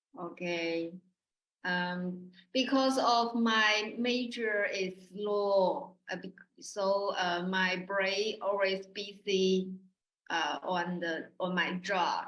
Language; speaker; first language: English; non-native, learner; Chinese